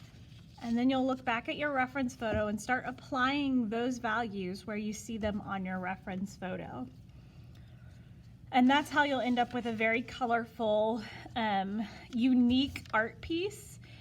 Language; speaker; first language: English; native; English